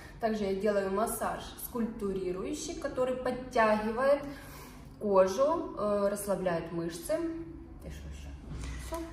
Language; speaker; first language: Russian; native; Russian